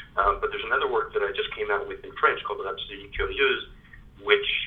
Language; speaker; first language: English; early bilingual, other home language; French